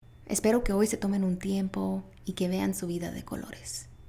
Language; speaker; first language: Spanish; early bilingual, heritage; Spanish